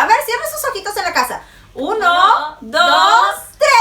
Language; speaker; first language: Spanish; native; Spanish